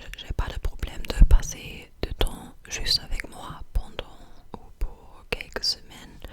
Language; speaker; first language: French; non-native, fluent; German